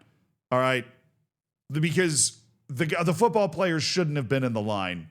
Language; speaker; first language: English; native; English